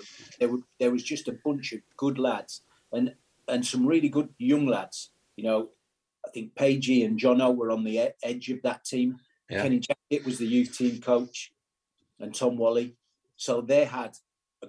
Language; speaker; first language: English; native; English